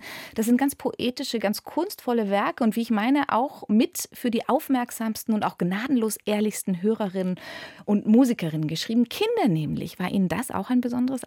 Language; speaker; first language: German; native; German